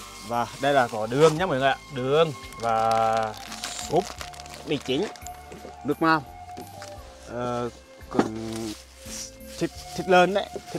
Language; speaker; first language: Vietnamese; non-native, fluent; Portuguese